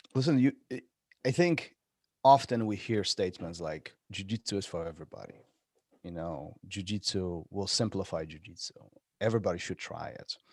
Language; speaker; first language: English; non-native, fluent; Polish